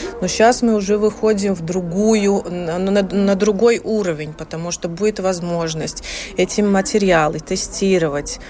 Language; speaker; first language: Russian; non-native, local second language; Latvian